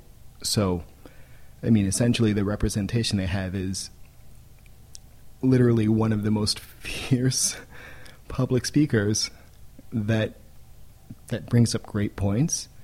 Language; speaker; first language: English; native; English